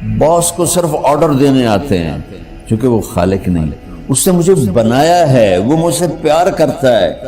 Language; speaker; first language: Urdu; non-native, local second language; Punjabi